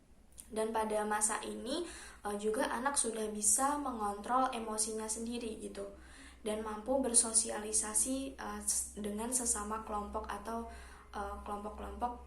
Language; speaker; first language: Indonesian; native; Indonesian